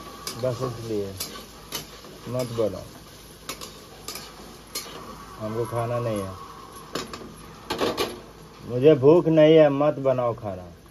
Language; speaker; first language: Hindi; native; Hindi